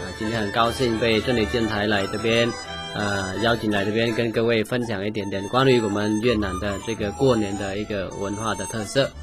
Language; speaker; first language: Chinese; non-native, fluent; Vietnamese